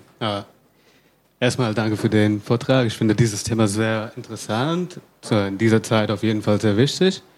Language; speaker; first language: German; non-native, fluent; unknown